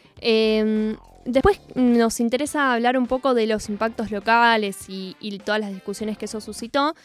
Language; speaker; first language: Spanish; native; Spanish